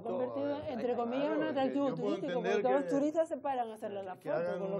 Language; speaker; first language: Spanish; native; Spanish